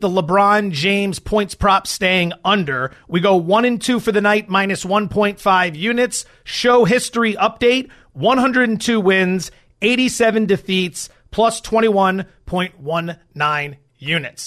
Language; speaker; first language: English; native; English